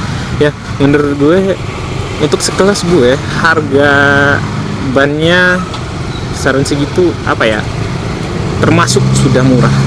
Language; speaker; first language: Indonesian; native; Indonesian